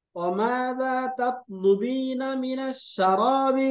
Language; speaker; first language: Arabic; non-native, fluent; Bangla